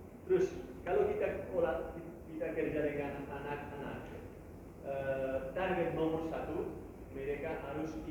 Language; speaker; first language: Indonesian; non-native, learner; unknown